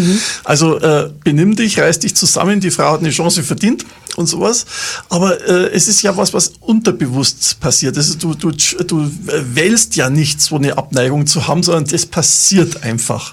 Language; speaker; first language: German; native; German